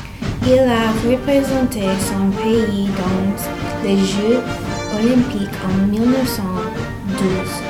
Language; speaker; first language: French; non-native, learner; English